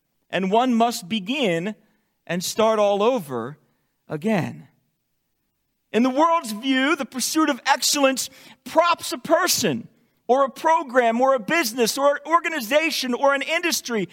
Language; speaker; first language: English; native; English